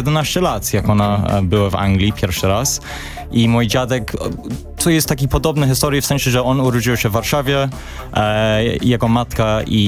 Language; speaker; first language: Polish; non-native, fluent; English